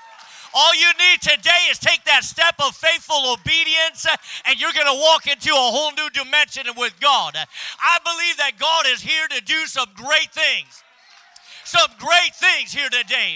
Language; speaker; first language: English; native; English